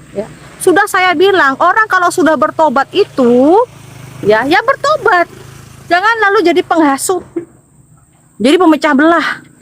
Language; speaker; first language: Indonesian; non-native, local second language; Madurese